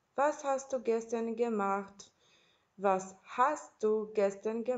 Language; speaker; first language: German; non-native, fluent; Albanian